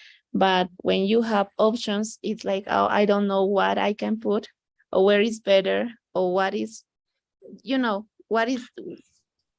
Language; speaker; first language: English; non-native, learner; Spanish